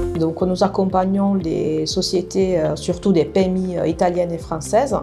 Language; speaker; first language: French; non-native, fluent; Italian